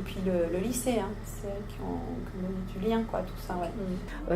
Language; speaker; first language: French; native; French